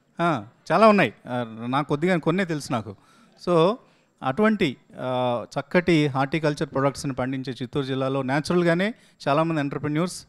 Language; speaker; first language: Telugu; native; Telugu